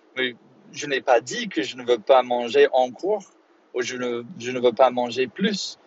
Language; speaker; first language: French; non-native, fluent; English